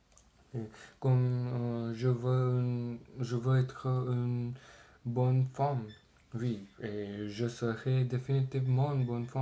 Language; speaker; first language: French; non-native, learner; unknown